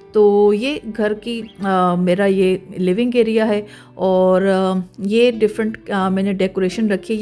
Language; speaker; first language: Urdu; native; Urdu